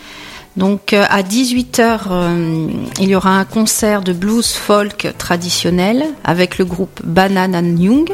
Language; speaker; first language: French; native; French